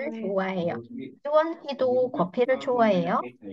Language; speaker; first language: Korean; non-native, fluent; Indonesian